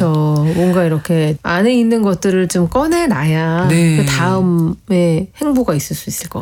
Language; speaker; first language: Korean; native; Korean